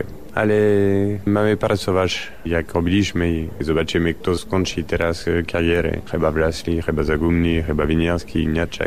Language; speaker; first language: Polish; non-native, learner; French